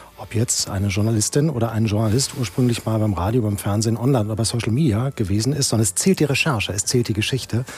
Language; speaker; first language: German; native; German